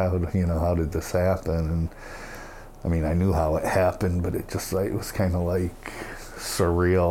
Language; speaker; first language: English; native; English